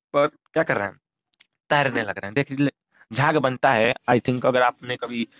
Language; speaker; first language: Hindi; native; Hindi